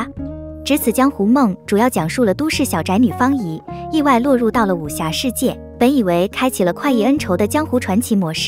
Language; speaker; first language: Chinese; native; Chinese